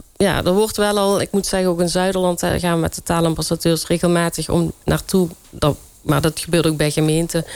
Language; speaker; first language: Dutch; native; Dutch